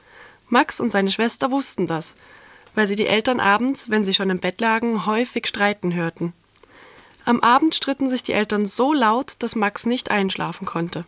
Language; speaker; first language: German; native; German